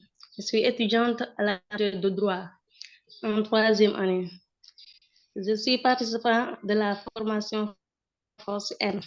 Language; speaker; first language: French; non-native, local second language; Wolof